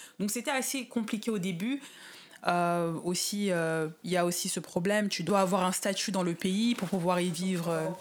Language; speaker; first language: French; native; French